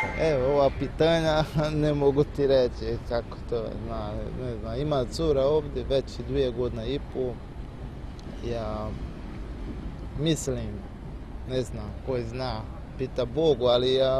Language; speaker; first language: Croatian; non-native, learner; Portuguese